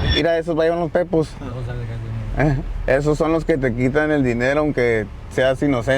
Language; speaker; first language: Spanish; native; Spanish